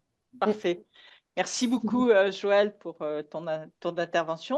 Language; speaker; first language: French; native; French